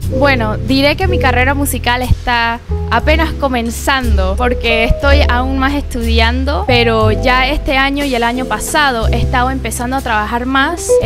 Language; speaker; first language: Spanish; early bilingual, heritage; Spanish